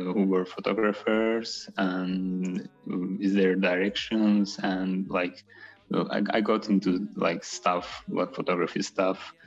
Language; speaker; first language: English; non-native, fluent; Azerbaijani